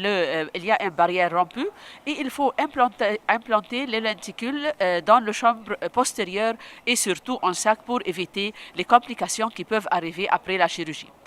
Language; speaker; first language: French; non-native, local second language; Arabic